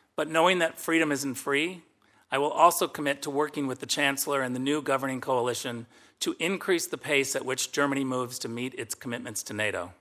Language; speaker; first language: English; native; English